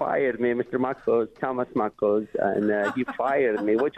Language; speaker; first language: English; non-native, fluent; Turkish